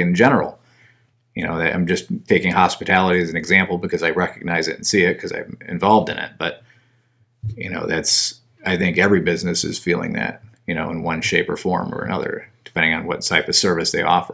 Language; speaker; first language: English; native; English